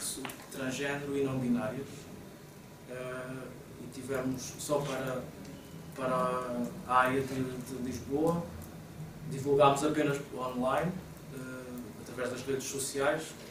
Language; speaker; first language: Portuguese; native; Portuguese